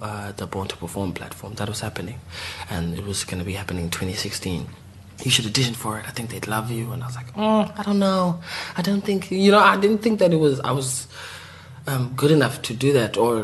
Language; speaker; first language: English; non-native, local second language; Southern Sotho